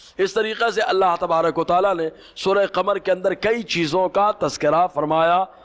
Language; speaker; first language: Urdu; native; Urdu